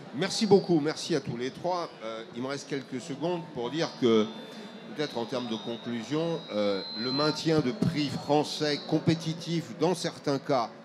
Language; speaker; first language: French; native; French